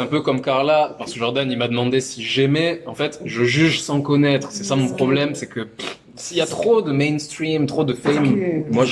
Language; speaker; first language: French; native; French